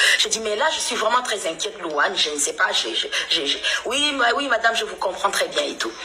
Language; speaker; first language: French; non-native, local second language; Lingala